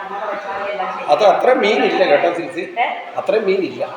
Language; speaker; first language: Malayalam; native; Malayalam